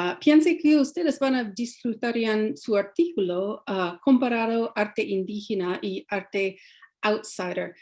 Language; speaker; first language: Spanish; non-native, fluent; English